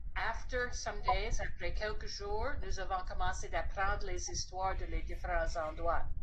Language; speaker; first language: French; non-native, fluent; English